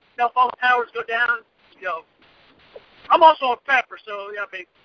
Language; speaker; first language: English; native; English